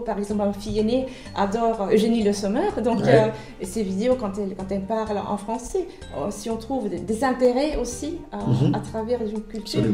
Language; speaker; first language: French; non-native, fluent; Finnish